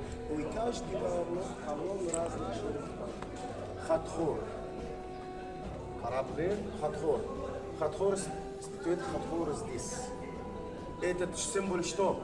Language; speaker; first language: Russian; non-native, learner; Arabic